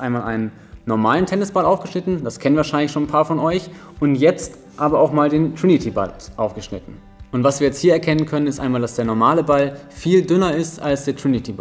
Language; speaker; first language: German; native; German